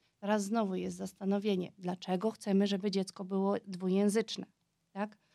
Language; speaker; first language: Polish; early bilingual, heritage; Polish